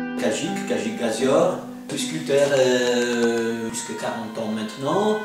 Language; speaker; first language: French; non-native, fluent; Polish